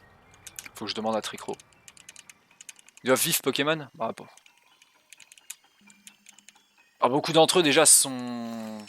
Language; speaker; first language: French; native; French